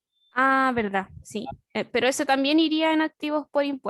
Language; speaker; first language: Spanish; native; Spanish